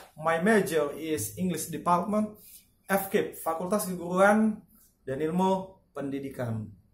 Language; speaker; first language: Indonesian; native; Indonesian